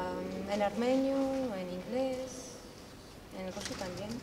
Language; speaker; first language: Spanish; non-native, fluent; Armenian